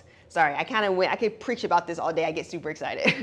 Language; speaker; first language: English; native; English